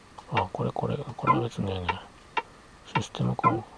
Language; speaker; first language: Japanese; native; Japanese